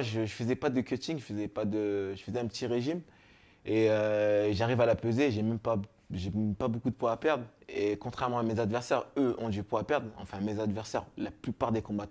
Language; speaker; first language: French; native; French